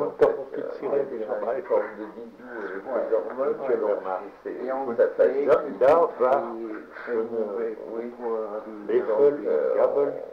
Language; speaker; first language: German; non-native, learner; French